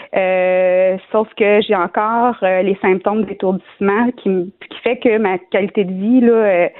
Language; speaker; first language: French; native; French